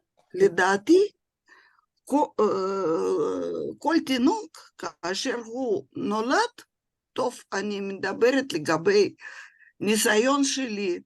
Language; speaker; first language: Hebrew; non-native, fluent; Russian